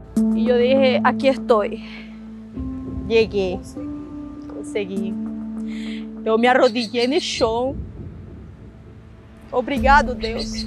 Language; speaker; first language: Portuguese; non-native, learner; Spanish